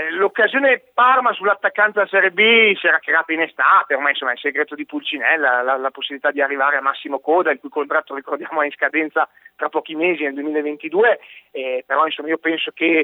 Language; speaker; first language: Italian; native; Italian